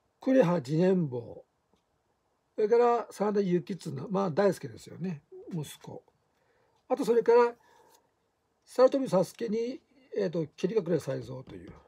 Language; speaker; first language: Japanese; native; Japanese